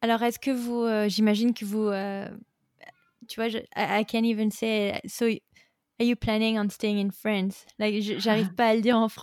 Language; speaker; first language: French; native; French